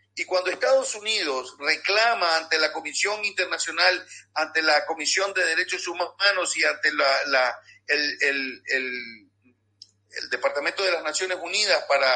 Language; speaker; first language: Spanish; native; Spanish